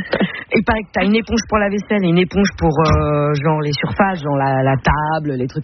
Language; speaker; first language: French; native; French